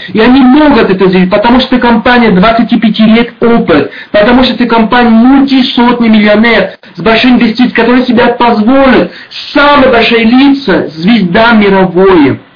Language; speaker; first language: Russian; non-native, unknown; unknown